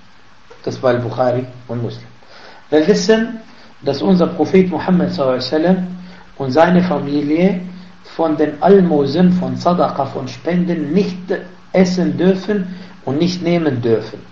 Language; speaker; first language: German; non-native, fluent; Arabic